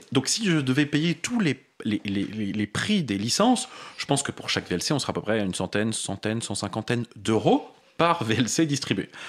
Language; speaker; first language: French; native; French